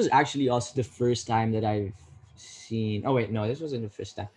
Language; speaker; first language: English; non-native, local second language; Filipino